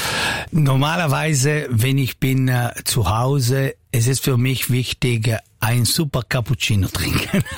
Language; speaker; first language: German; non-native, learner; Italian